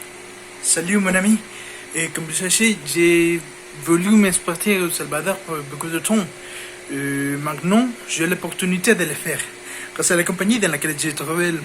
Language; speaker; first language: French; non-native, learner; Spanish